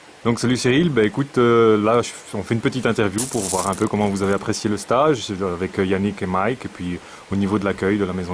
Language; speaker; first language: French; native; French